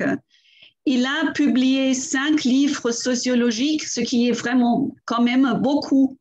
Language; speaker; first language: French; non-native, fluent; German